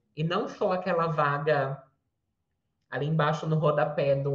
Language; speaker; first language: Portuguese; native; Portuguese